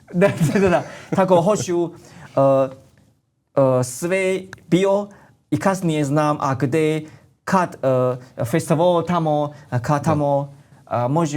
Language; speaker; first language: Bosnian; non-native, learner; Chinese